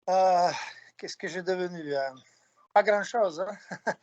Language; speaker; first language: French; non-native, fluent; Slovak